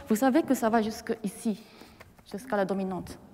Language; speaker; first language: French; non-native, fluent; Japanese